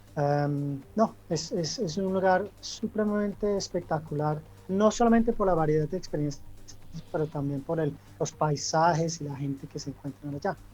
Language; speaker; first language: Spanish; early bilingual, heritage; Spanish